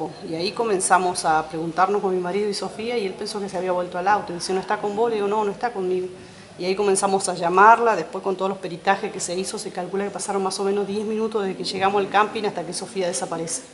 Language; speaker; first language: Spanish; native; Spanish